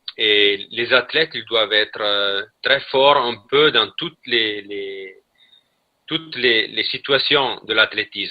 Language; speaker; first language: French; non-native, fluent; Italian